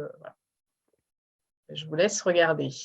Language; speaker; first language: French; native; French